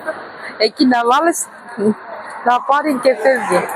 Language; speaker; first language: Greek; non-native, learner; Armenian